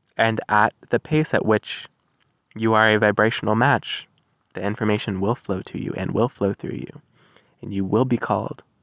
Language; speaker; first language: English; native; English